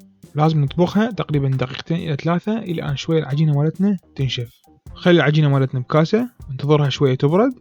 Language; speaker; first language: Arabic; native; Arabic